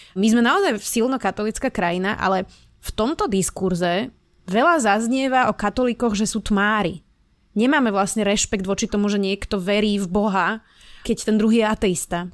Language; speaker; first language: Slovak; native; Slovak